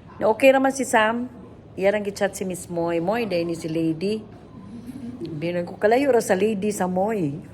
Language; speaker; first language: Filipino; non-native, local second language; Cebuano